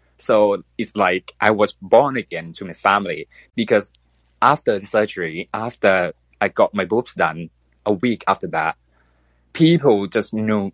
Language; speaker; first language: English; non-native, fluent; Thai